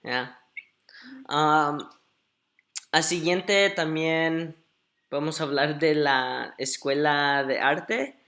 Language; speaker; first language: Spanish; early bilingual, heritage; Spanish